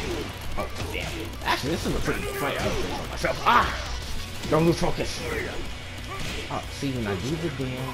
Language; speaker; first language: English; native; English